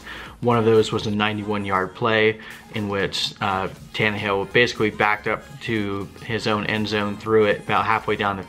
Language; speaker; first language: English; native; English